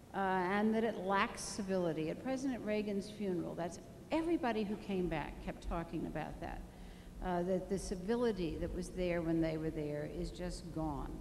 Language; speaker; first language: English; native; English